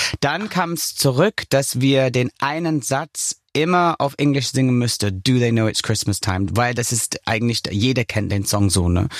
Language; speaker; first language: German; non-native, fluent; English